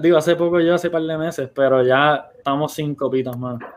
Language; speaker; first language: Spanish; early bilingual, heritage; Spanish